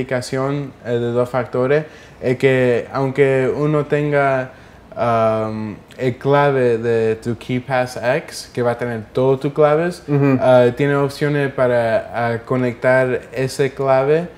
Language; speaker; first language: Spanish; early bilingual, heritage; English